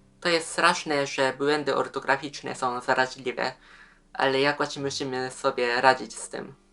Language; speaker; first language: Polish; non-native, fluent; Japanese